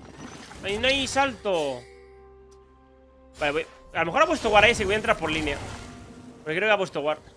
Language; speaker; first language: Spanish; native; Spanish